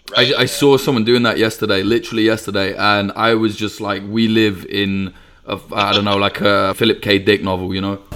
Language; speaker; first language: English; native; English